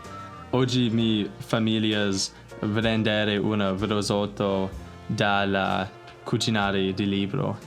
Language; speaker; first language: Italian; non-native, learner; English